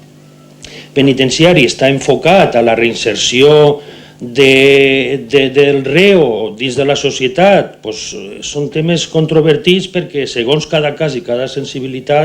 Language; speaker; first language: Catalan; native; Catalan